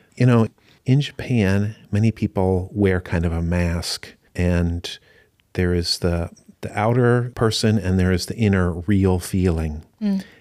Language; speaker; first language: English; native; English